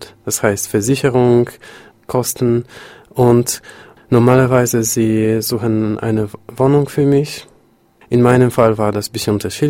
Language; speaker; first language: German; non-native, fluent; Polish